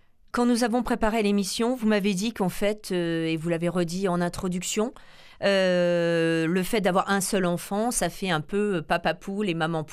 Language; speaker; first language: French; native; French